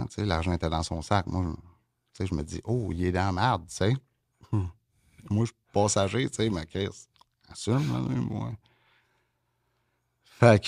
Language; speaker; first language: French; native; French